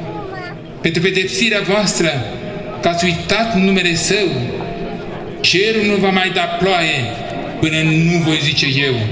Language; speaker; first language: Romanian; native; Romanian